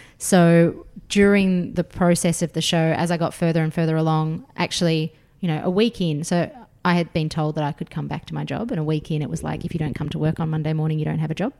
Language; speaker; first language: English; early bilingual, other home language; Russian